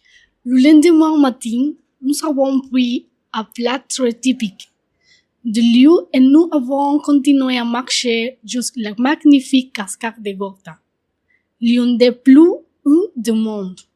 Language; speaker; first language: French; non-native, learner; Spanish